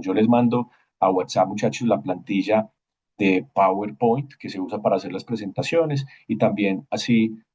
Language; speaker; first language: Spanish; native; Spanish